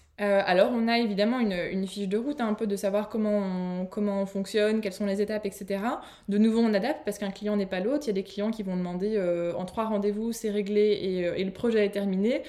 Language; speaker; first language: French; native; French